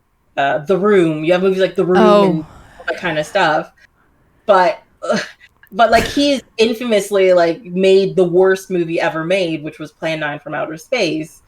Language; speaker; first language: English; native; English